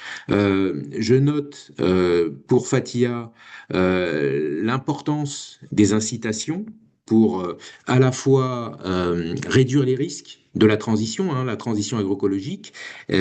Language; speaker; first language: French; native; French